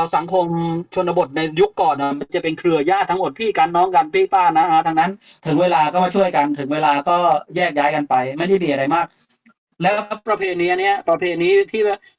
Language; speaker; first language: Thai; native; Thai